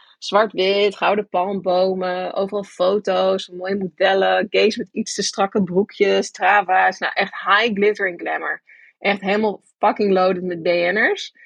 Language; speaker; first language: Dutch; early bilingual, other home language; English